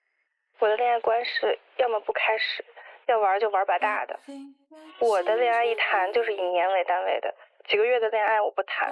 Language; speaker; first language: Chinese; native; Chinese